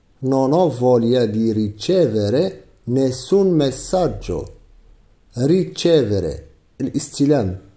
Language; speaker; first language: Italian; non-native, fluent; Arabic